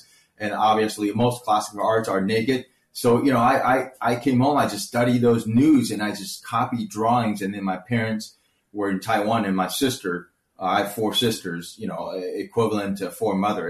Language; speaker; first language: English; early bilingual, other home language; Chinese